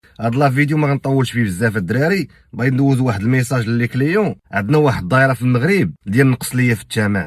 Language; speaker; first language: Arabic; native; Arabic